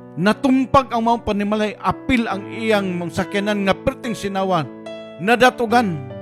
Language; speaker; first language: Cebuano; native; Cebuano